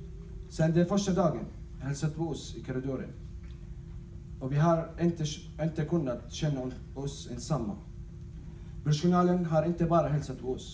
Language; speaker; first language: Swedish; non-native, learner; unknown